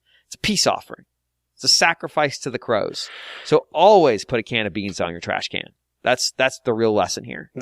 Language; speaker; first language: English; native; English